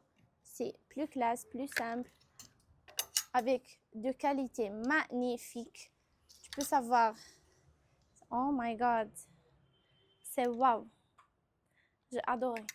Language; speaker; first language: French; non-native, local second language; Arabic